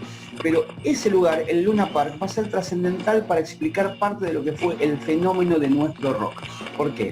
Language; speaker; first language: Spanish; native; Spanish